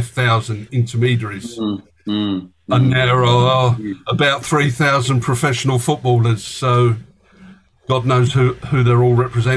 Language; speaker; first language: English; native; English